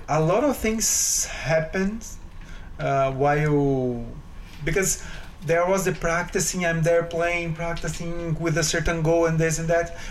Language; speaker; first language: English; non-native, fluent; Portuguese